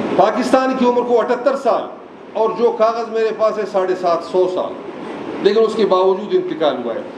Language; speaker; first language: Urdu; non-native, local second language; Baluchi